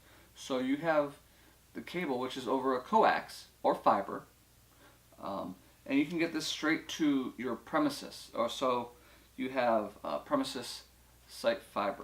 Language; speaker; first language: English; native; English